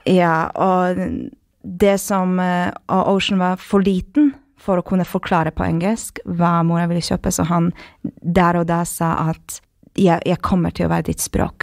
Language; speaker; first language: Norwegian; non-native, fluent; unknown